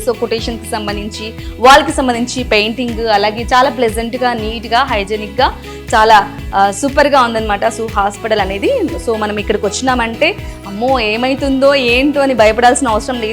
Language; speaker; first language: Telugu; native; Telugu